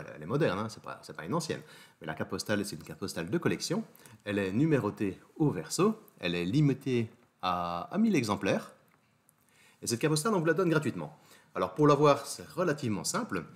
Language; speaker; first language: French; native; French